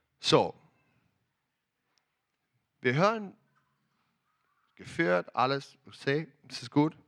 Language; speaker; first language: German; non-native, learner; English